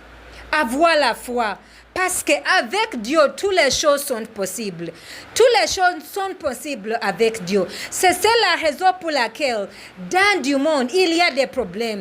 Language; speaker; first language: French; non-native, learner; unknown